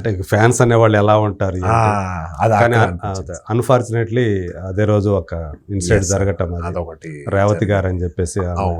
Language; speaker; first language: Telugu; native; Telugu